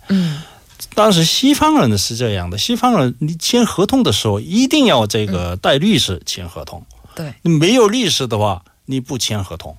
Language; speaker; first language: Chinese; non-native, fluent; Korean